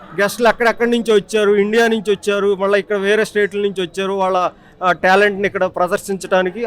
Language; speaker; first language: Telugu; native; Telugu